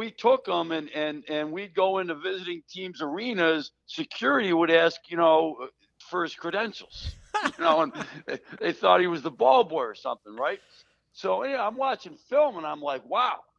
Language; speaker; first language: English; native; English